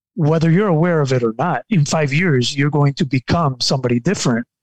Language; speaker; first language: English; non-native, fluent; Spanish